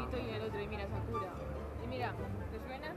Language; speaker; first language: Spanish; native; Spanish